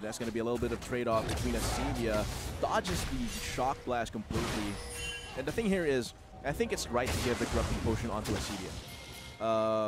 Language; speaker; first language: English; non-native, local second language; Filipino